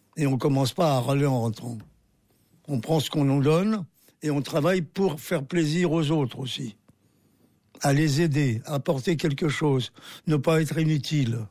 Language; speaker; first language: French; early bilingual, other home language; Armenian